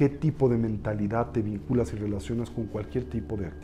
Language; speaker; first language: Spanish; native; Spanish